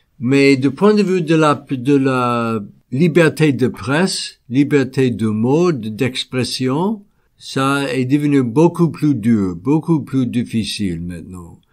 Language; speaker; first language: French; non-native, fluent; English